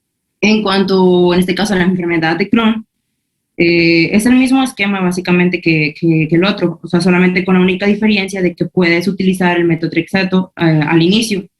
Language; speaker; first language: Spanish; native; Spanish